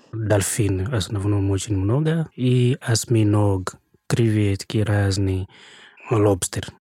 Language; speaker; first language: Russian; non-native, fluent; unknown